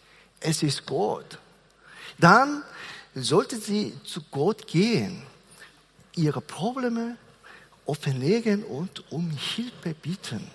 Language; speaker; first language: German; non-native, fluent; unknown